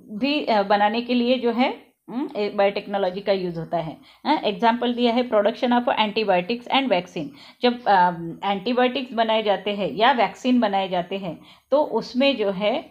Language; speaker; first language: Hindi; non-native, local second language; Marathi